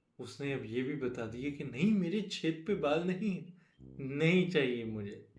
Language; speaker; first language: Urdu; non-native, local second language; Punjabi